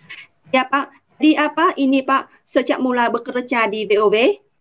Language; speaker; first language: Indonesian; non-native, fluent; Vietnamese